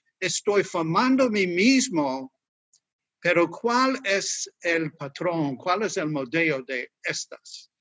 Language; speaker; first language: Spanish; non-native, learner; English